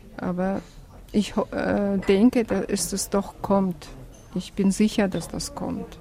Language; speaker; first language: German; non-native, fluent; Russian